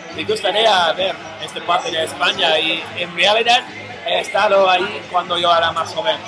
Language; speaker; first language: Spanish; non-native, learner; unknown